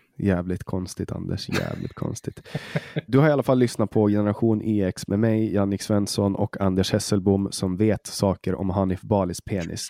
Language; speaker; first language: Swedish; native; Swedish